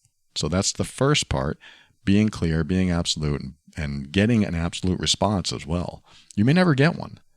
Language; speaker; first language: English; native; English